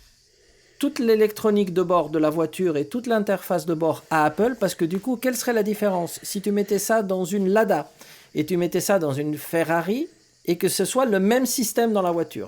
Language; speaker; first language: French; native; French